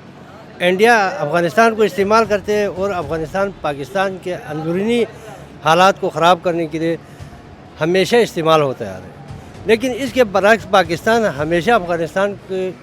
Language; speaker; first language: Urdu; non-native, local second language; Pashto